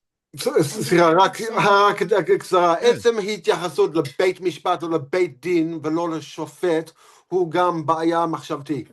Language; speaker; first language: Hebrew; non-native, fluent; English